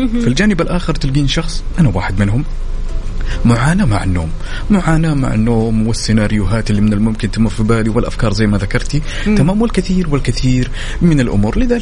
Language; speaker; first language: Arabic; native; Arabic